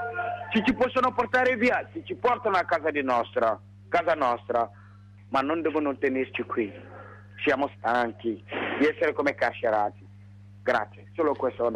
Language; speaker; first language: Italian; non-native, learner; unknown